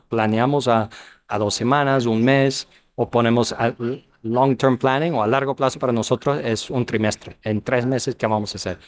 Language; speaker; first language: Spanish; non-native, fluent; English